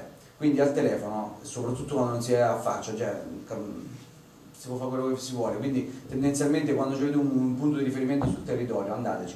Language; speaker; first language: Italian; native; Italian